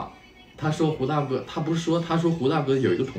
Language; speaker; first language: Chinese; native; Chinese